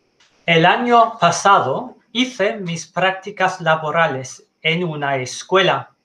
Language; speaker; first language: Spanish; non-native, learner; English